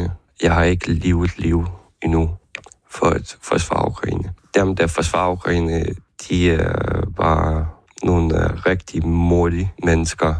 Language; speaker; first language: Danish; non-native, learner; Ukrainian